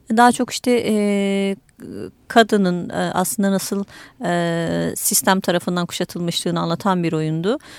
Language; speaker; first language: Turkish; native; Turkish